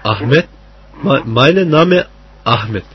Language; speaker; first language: German; non-native, learner; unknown